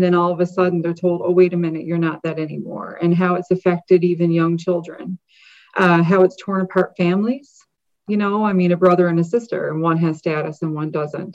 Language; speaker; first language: English; native; English